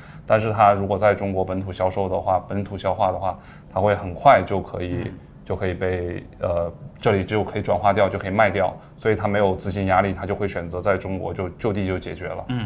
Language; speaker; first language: Chinese; native; Chinese